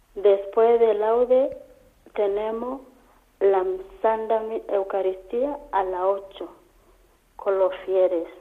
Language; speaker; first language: Spanish; non-native, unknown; Kamba